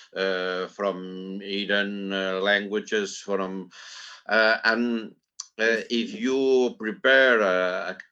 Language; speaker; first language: English; non-native, learner; Catalan